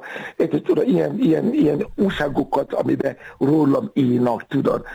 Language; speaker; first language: Hungarian; non-native, fluent; Yoruba